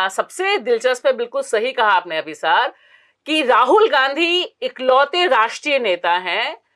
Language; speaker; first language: Hindi; native; Hindi